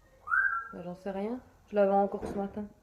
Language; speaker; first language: French; native; French